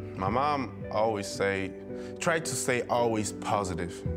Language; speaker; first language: English; early bilingual, other home language; German